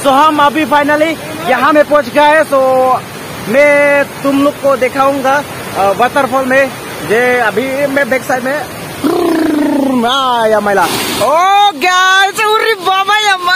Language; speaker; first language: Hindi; non-native, local second language; Karbi